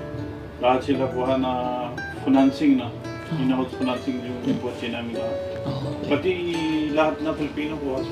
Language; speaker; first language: Filipino; non-native, learner; Punjabi